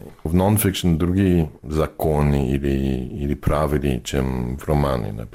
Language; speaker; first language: Russian; non-native, learner; English